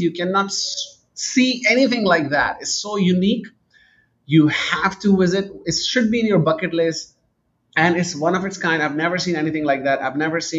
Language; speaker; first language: English; non-native, local second language; Urdu